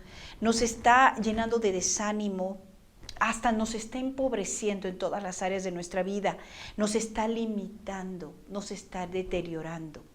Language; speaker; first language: Spanish; native; Spanish